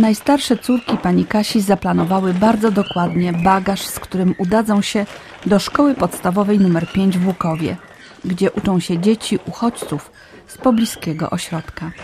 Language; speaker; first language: Polish; native; Polish